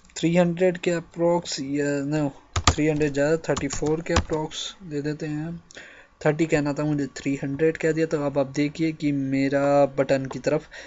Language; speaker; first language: Hindi; native; Hindi